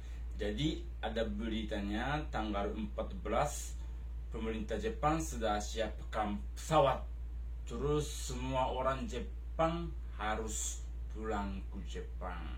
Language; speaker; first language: Indonesian; non-native, fluent; Japanese